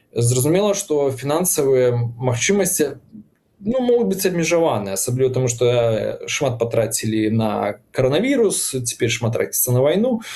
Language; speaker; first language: Belarusian; non-native, local second language; Russian